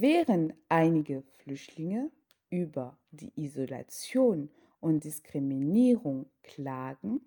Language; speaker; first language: German; non-native, fluent; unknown